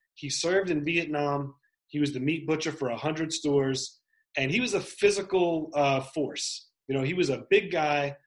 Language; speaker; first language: English; native; English